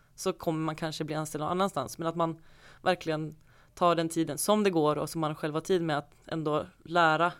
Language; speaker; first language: Swedish; native; Swedish